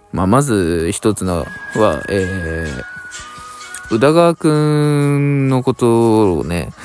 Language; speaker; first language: Japanese; native; Japanese